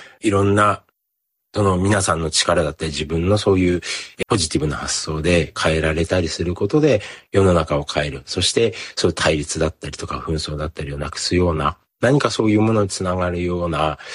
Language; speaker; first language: Japanese; native; Japanese